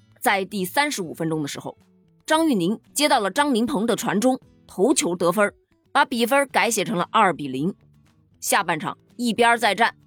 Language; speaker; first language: Chinese; native; Chinese